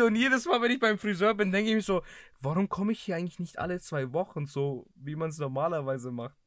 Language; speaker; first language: German; early bilingual, other home language; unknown